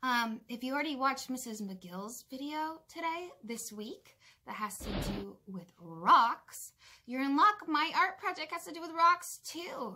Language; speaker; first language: English; native; English